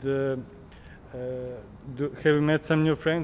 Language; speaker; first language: English; non-native, learner; Serbian